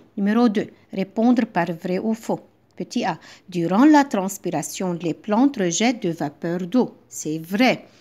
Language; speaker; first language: French; non-native, local second language; Arabic